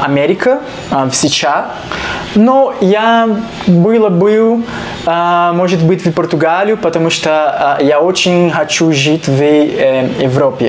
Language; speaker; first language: Russian; non-native, learner; Portuguese